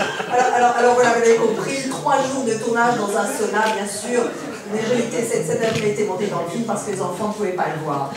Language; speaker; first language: French; native; French